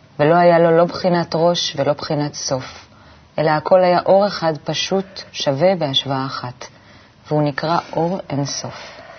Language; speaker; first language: Hebrew; native; Hebrew